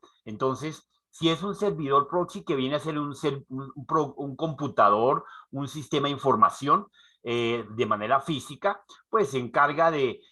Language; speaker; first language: Spanish; native; Spanish